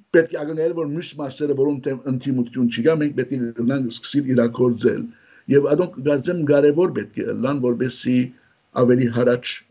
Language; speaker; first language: Armenian; early bilingual, heritage; Armenian